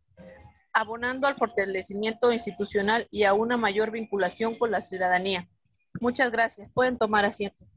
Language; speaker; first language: Spanish; native; Spanish